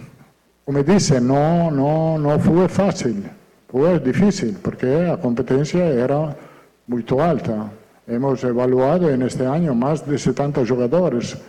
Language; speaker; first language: Portuguese; non-native, fluent; Italian